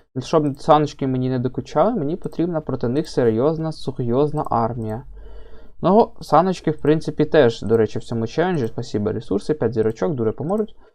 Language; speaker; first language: Ukrainian; non-native, local second language; Russian